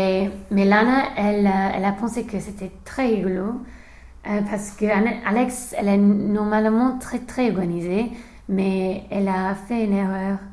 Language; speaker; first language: French; non-native, learner; English